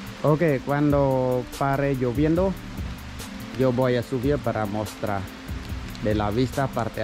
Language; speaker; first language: Spanish; non-native, learner; Khmer